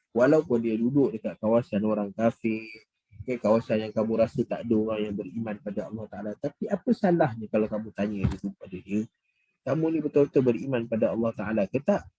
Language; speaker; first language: Malay; native; Malay